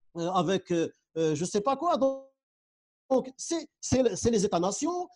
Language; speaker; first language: French; non-native, local second language; Central Atlas Tamazight